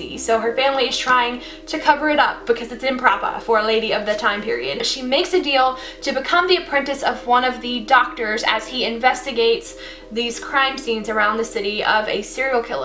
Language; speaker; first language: English; native; English